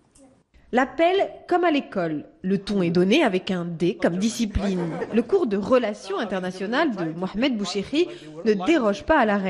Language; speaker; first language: French; non-native, local second language; Arabic